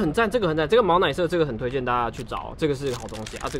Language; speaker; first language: Chinese; native; Chinese